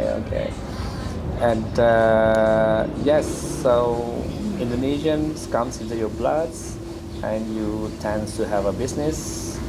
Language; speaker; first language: English; non-native, learner; Indonesian